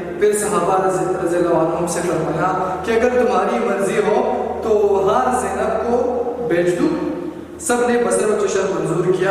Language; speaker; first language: Urdu; non-native, local second language; Pashto